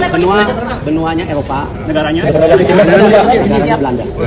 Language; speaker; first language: Indonesian; native; Indonesian